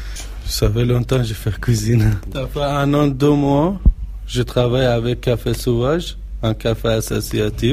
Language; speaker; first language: French; non-native, learner; Persian